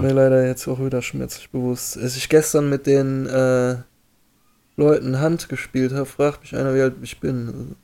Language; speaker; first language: German; native; German